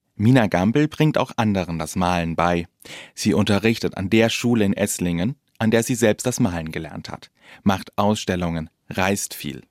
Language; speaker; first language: German; native; German